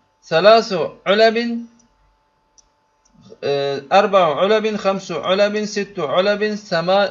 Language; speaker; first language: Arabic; non-native, learner; Turkish